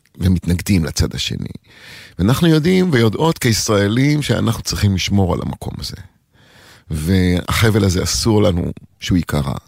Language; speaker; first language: Hebrew; native; Hebrew